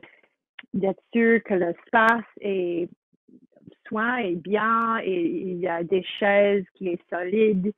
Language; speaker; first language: French; non-native, fluent; English